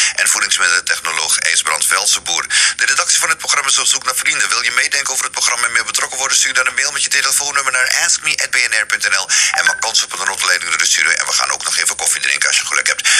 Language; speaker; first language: Dutch; native; Dutch